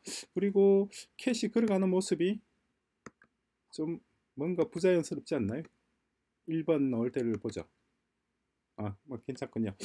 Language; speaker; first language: Korean; native; Korean